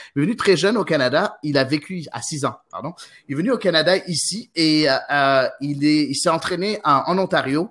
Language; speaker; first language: French; non-native, local second language; Arabic